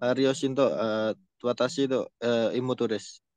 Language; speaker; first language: Japanese; non-native, fluent; Indonesian